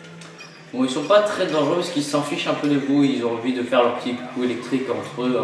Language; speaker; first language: French; native; French